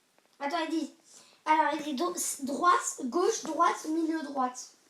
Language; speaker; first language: French; native; French